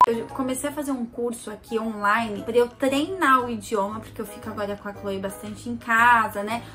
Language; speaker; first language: Portuguese; native; Portuguese